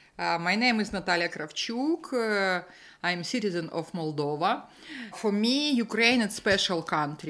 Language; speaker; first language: English; non-native, learner; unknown